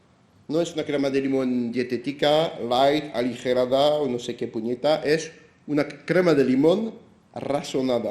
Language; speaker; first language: Spanish; non-native, fluent; French